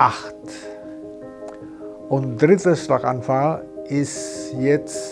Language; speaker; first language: German; non-native, fluent; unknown